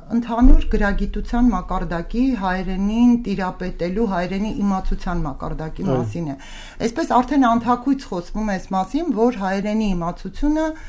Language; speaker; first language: Armenian; native; Armenian